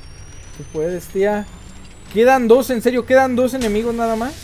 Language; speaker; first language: Spanish; native; Spanish